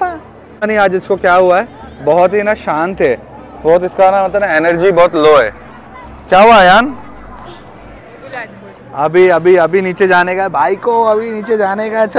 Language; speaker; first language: Hindi; native; Hindi